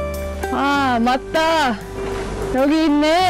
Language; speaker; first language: Korean; non-native, learner; English